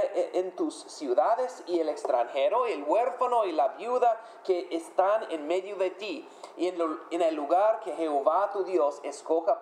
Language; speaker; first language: Spanish; non-native, fluent; English